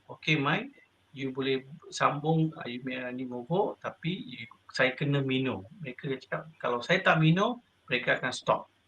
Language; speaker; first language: Malay; non-native, local second language; Tamil